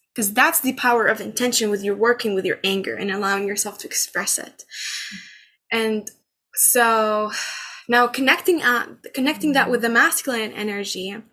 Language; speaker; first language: English; non-native, fluent; Arabic